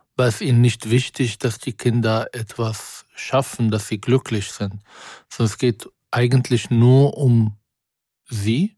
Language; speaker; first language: German; non-native, fluent; Arabic